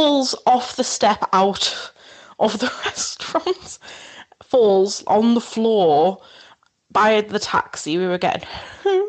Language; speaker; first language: English; native; English